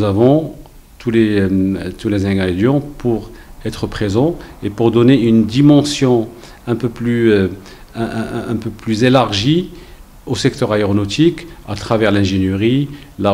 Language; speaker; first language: French; non-native, local second language; Arabic